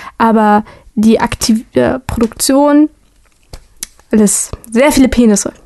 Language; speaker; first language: German; native; German